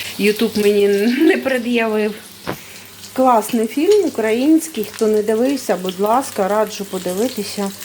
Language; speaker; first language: Ukrainian; non-native, local second language; Russian